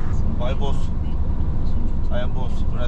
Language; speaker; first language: English; non-native, learner; Turkish